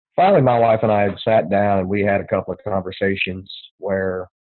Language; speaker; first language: English; native; English